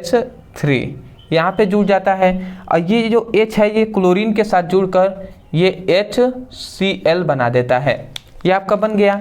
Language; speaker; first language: Hindi; native; Hindi